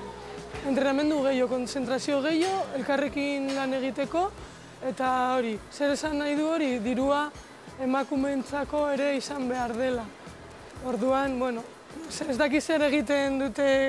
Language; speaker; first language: Basque; non-native, local second language; Spanish